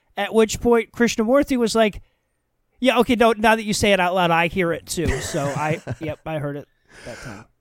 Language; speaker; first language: English; native; English